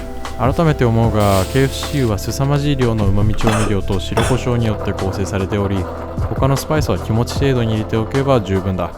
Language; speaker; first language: Japanese; native; Japanese